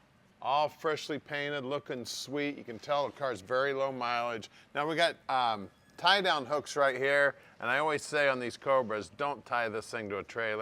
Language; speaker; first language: English; native; English